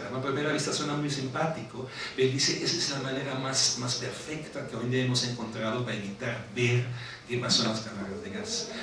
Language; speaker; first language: Spanish; non-native, fluent; German